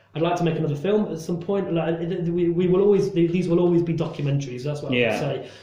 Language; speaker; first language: English; native; English